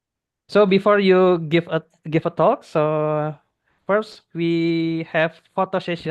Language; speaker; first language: English; non-native, fluent; Indonesian